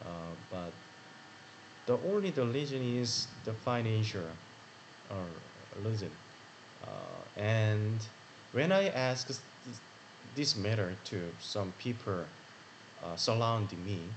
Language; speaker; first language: English; non-native, learner; Korean